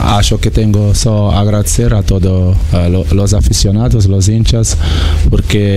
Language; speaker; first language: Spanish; non-native, learner; Portuguese